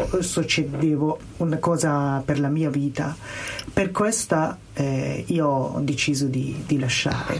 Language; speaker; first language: Italian; non-native, learner; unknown